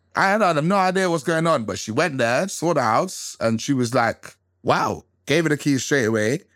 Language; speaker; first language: English; early bilingual, other home language; Krio